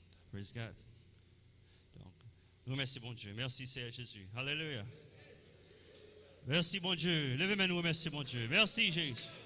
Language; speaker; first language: French; native; French